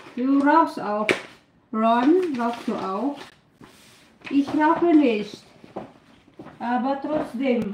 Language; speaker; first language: German; non-native, learner; Filipino